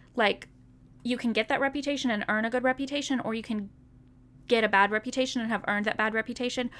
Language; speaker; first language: English; native; English